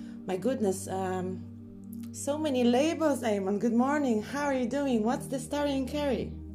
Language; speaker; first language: English; non-native, fluent; Polish